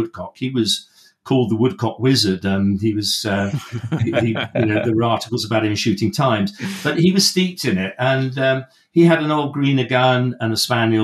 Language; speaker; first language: English; native; English